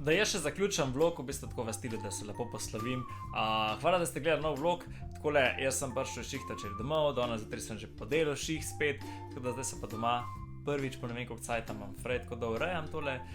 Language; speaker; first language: Slovenian; native; Slovenian